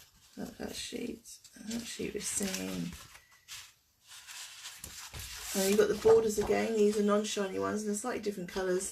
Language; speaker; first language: English; native; English